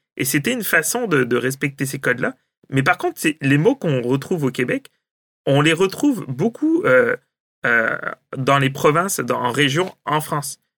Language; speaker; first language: French; native; French